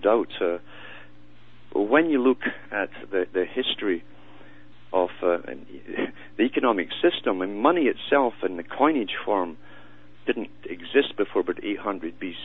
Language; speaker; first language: English; native; English